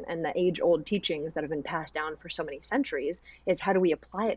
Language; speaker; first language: English; native; English